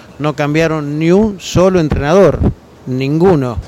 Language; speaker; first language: Spanish; native; Spanish